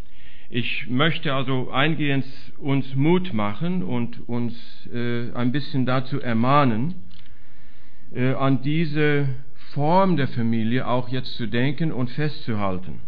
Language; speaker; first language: German; non-native, fluent; English